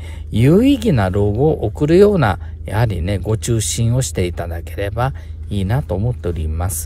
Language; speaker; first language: Japanese; native; Japanese